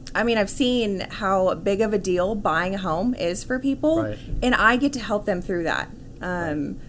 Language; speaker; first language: English; native; English